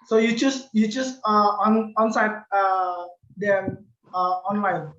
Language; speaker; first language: English; non-native, learner; Indonesian